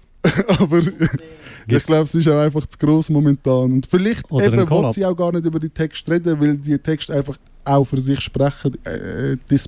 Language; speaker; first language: German; native; German